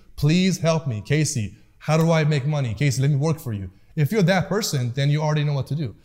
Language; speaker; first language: English; early bilingual, other home language; Persian